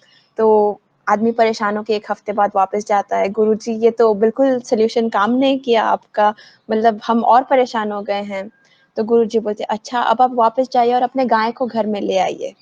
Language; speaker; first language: Hindi; native; Hindi